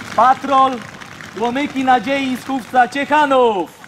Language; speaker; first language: Polish; native; Polish